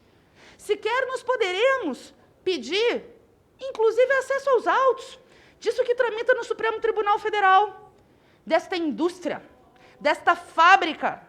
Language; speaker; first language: Portuguese; native; Portuguese